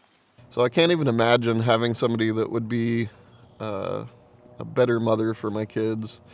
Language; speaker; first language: English; native; English